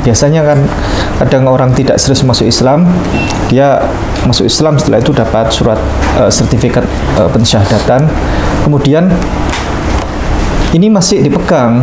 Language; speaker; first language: Indonesian; native; Indonesian